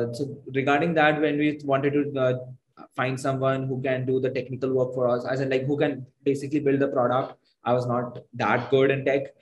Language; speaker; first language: English; non-native, local second language; Hindi